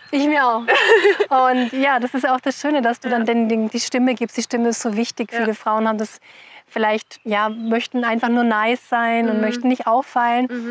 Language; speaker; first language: German; native; German